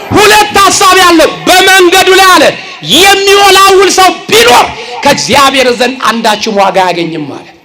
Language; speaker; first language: Amharic; native; Amharic